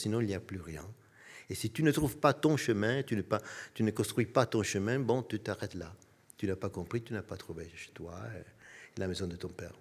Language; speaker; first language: French; non-native, fluent; Italian